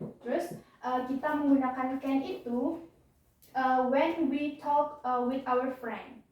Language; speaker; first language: English; non-native, learner; Indonesian